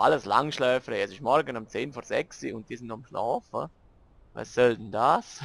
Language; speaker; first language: German; native; German